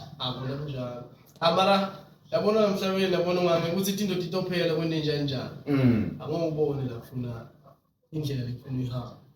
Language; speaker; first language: Zulu; non-native, local second language; Swati